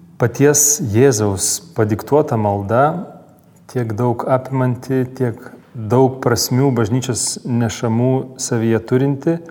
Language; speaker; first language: Lithuanian; native; Lithuanian